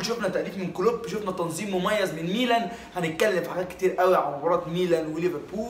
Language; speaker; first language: Arabic; native; Arabic